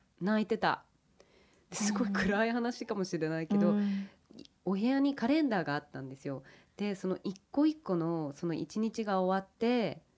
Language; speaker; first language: Japanese; early bilingual, heritage; English